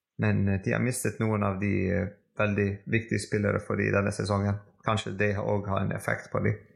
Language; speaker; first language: Norwegian; non-native, fluent; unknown